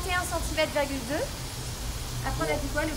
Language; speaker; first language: French; native; French